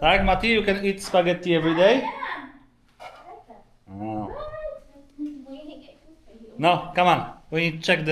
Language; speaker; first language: English; non-native, learner; Polish